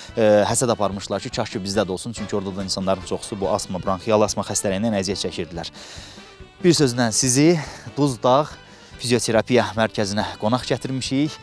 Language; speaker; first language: Azerbaijani; native; Azerbaijani